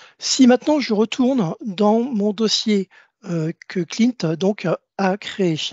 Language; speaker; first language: French; native; French